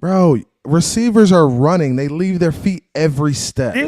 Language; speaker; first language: English; native; English